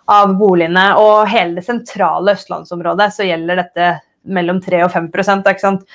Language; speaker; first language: Norwegian; native; Norwegian